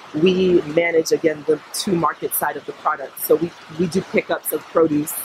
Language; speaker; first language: English; native; English